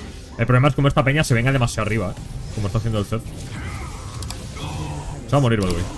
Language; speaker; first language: Spanish; native; Spanish